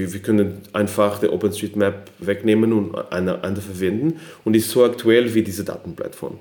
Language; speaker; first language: German; non-native, fluent; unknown